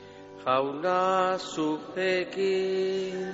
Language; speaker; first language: Basque; native; Basque